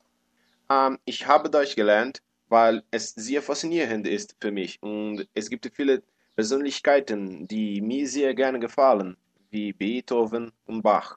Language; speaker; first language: German; non-native, learner; Portuguese